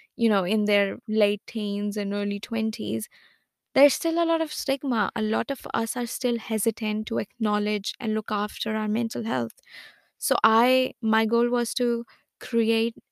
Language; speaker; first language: English; non-native, local second language; Hindi